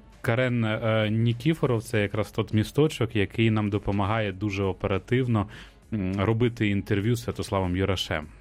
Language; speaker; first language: Ukrainian; native; Ukrainian